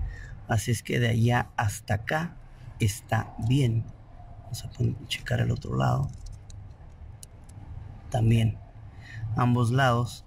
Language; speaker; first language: Spanish; native; Spanish